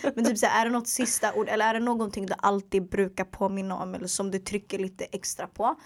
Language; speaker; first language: Swedish; early bilingual, other home language; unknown